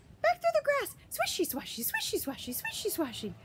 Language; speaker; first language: English; native; English